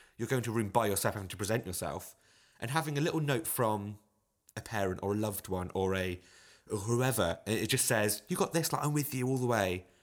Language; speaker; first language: English; native; English